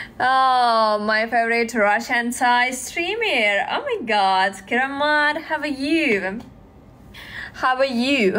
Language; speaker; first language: English; non-native, learner; Russian